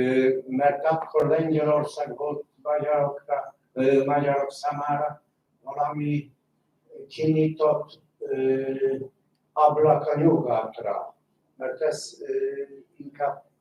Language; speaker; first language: Hungarian; non-native, fluent; Polish